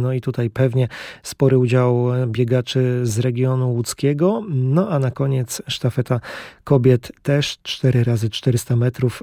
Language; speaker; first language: Polish; native; Polish